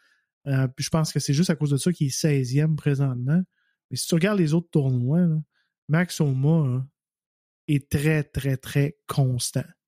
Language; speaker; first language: French; native; French